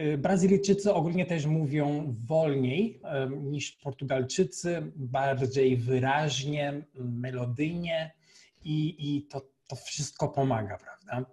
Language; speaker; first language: Polish; non-native, fluent; Portuguese